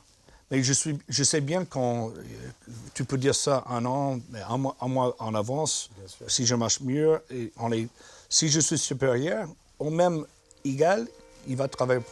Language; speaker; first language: French; non-native, fluent; English